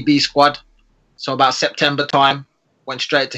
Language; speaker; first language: English; native; English